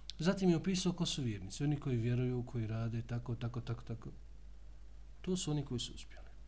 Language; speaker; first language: Bosnian; native; Bosnian